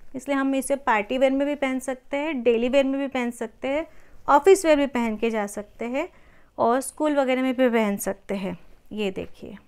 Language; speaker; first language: Hindi; non-native, local second language; Marathi